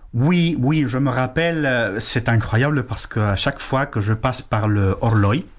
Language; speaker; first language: French; non-native, fluent; Spanish